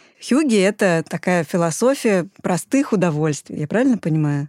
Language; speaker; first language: Russian; native; Russian